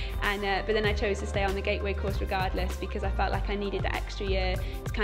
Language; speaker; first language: English; native; English